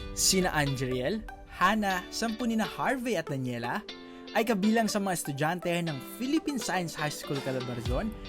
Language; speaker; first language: Filipino; native; Filipino